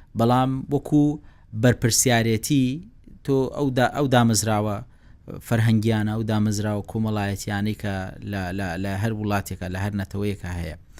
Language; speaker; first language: Central Kurdish; native; Central Kurdish